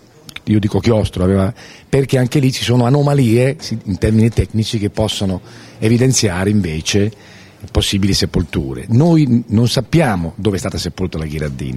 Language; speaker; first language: Italian; native; Italian